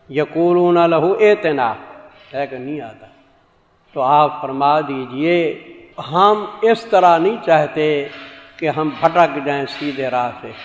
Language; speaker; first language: Urdu; non-native, local second language; Saraiki